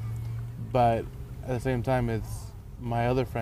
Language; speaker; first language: English; early bilingual, other home language; Persian